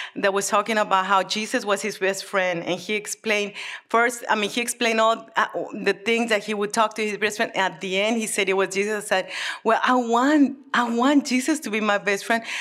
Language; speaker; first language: English; early bilingual, other home language; Spanish